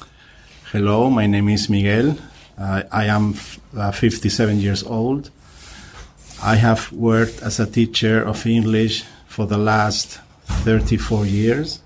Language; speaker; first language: English; non-native, fluent; Spanish